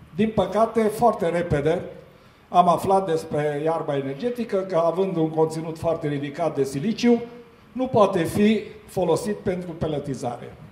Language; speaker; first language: Romanian; non-native, local second language; Hungarian